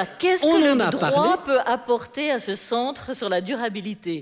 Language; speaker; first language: French; native; French